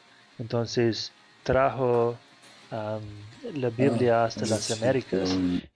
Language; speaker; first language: Spanish; non-native, fluent; Portuguese